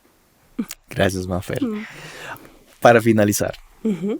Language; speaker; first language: Spanish; native; Spanish